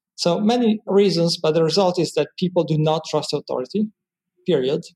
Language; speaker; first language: English; non-native, fluent; Italian